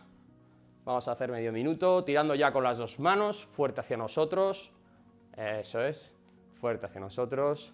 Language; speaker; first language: Spanish; native; Spanish